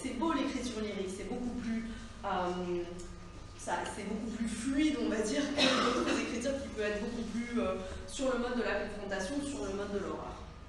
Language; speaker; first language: French; native; French